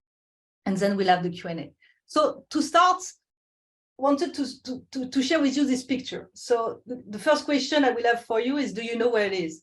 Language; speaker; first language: English; non-native, fluent; French